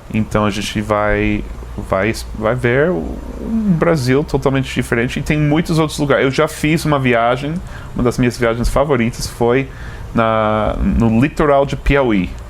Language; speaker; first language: Portuguese; non-native, fluent; English